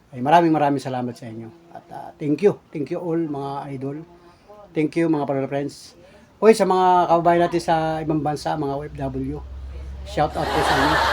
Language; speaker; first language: Filipino; native; Filipino